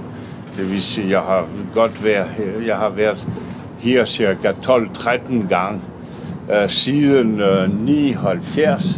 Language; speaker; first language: Danish; non-native, fluent; French